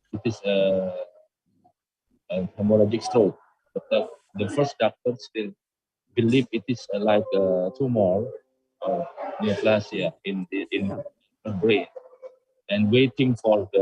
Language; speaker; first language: English; non-native, learner; Indonesian